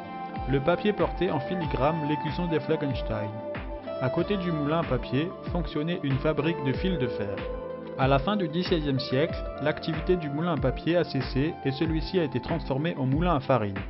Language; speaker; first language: French; native; French